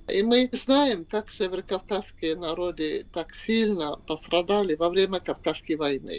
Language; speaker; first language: Russian; non-native, fluent; Swedish